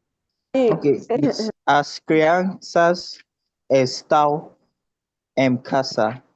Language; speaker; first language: Portuguese; non-native, learner; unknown